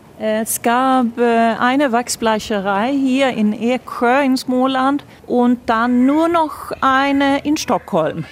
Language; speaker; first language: German; non-native, fluent; Swedish